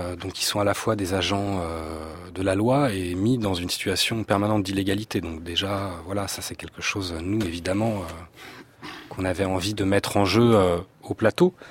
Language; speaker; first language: French; native; French